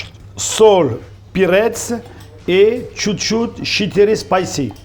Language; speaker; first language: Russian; non-native, learner; French